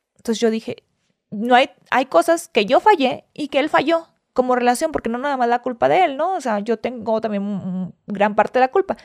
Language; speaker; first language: Spanish; native; Spanish